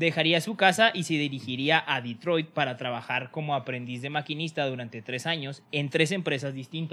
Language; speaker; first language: Spanish; native; Spanish